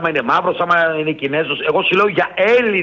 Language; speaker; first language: Greek; native; Greek